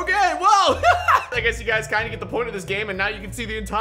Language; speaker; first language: English; native; English